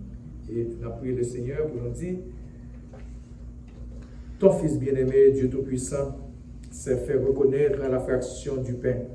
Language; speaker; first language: French; non-native, local second language; Haitian Creole